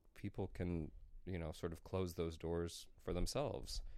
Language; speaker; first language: English; native; English